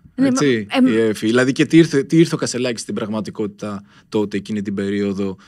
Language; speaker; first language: Greek; native; Greek